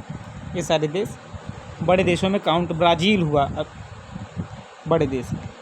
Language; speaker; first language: Hindi; native; Hindi